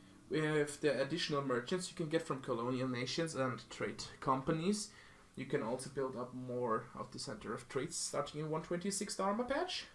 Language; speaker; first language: English; non-native, fluent; German